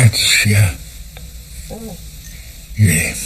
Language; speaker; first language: German; non-native, fluent; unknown